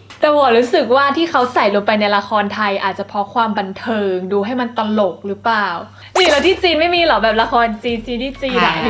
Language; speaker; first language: Thai; native; Thai